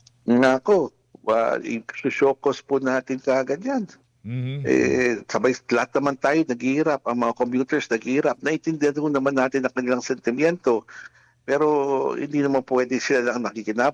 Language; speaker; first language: Filipino; native; Filipino